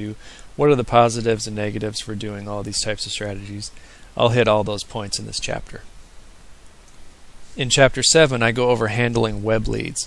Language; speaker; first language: English; native; English